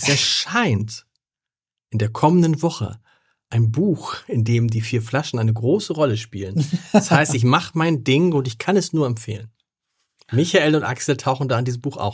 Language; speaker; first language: German; native; German